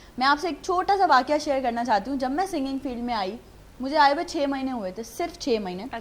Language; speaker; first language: Urdu; native; Urdu